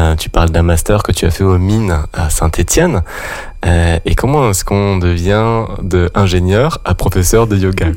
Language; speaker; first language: French; native; French